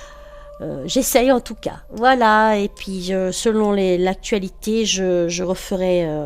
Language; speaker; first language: French; native; French